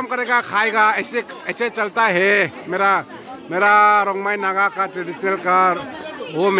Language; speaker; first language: Hindi; non-native, local second language; Rongmei Naga